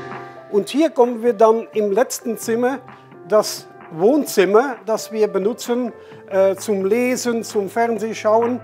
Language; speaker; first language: German; non-native, fluent; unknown